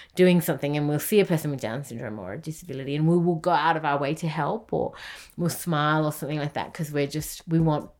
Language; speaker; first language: English; native; English